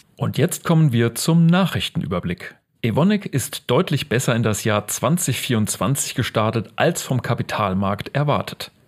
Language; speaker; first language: German; native; German